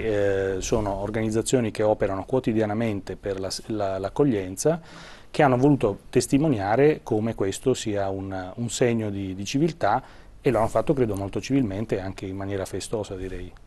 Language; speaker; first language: Italian; native; Italian